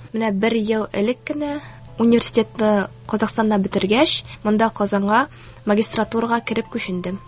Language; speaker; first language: Tatar; early bilingual, heritage; Tatar